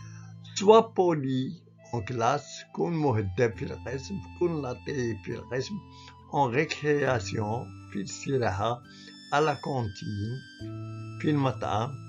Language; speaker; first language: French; non-native, fluent; Arabic